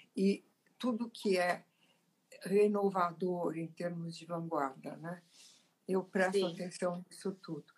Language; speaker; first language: Portuguese; early bilingual, other home language; Italian